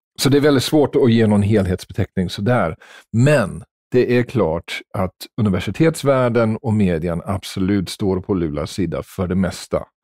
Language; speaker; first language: Swedish; non-native, fluent; English